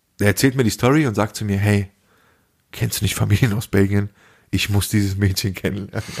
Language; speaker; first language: German; early bilingual, other home language; Turkish